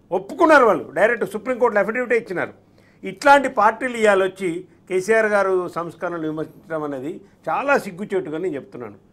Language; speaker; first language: Telugu; native; Telugu